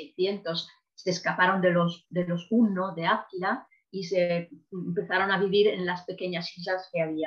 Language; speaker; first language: Spanish; non-native, fluent; Italian